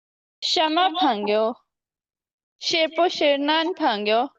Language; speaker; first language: Chinese; non-native, learner; Urdu